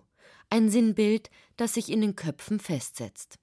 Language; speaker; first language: German; native; German